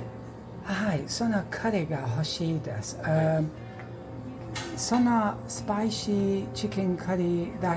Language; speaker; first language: Japanese; non-native, learner; English